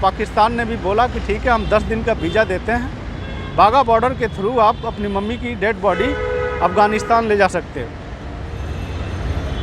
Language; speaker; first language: Hindi; native; Hindi